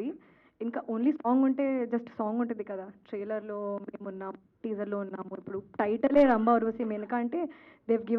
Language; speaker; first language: Telugu; non-native, local second language; Hindi